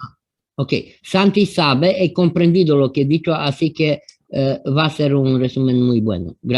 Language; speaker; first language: Spanish; non-native, fluent; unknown